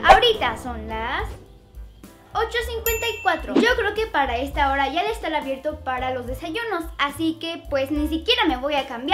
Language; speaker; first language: Spanish; native; Spanish